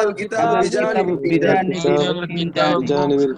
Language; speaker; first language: Arabic; non-native, learner; Bangla